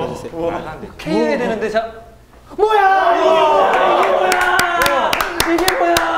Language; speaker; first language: Korean; native; Korean